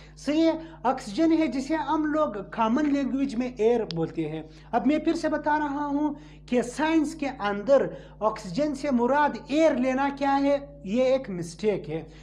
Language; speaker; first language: Urdu; non-native, local second language; Pashto